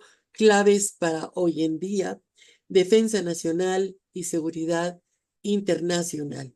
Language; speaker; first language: Spanish; native; Spanish